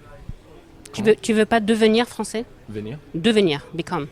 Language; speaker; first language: French; native; French